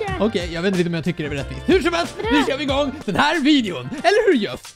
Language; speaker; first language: Swedish; native; Swedish